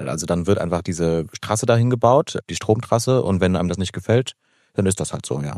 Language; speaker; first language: German; native; German